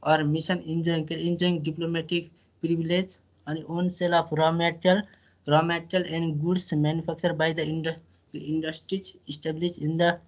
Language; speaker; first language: English; non-native, local second language; Nepali